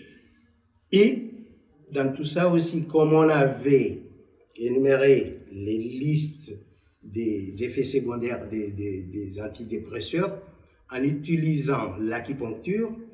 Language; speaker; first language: French; non-native, local second language; Malagasy